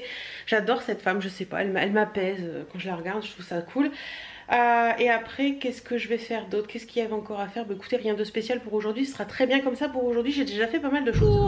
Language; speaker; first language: French; native; French